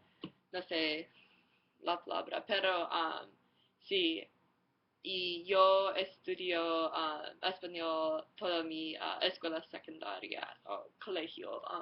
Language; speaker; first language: Spanish; non-native, learner; English